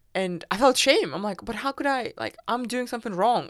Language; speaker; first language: English; non-native, fluent; Russian